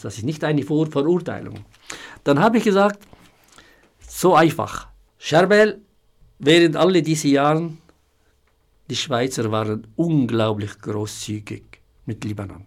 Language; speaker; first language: German; non-native, fluent; Arabic